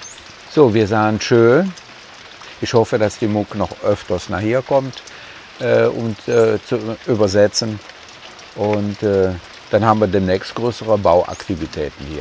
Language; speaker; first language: German; native; German